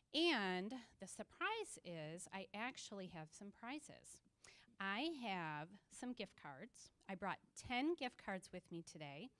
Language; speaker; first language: English; native; English